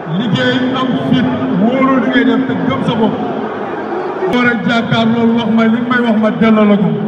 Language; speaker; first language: Wolof; non-native, local second language; Serer